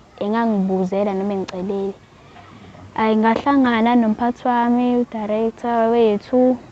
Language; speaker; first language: Zulu; native; Zulu